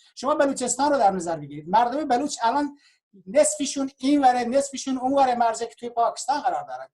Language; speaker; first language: Persian; non-native, local second language; Baluchi